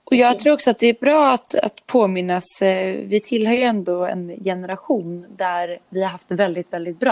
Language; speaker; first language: Swedish; native; Swedish